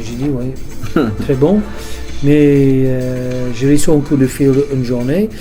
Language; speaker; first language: French; non-native, fluent; English